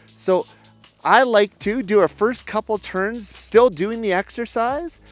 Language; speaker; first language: English; native; English